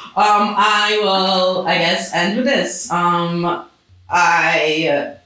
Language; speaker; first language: English; early bilingual, other home language; Russian